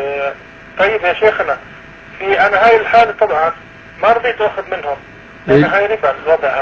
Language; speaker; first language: Arabic; native; Arabic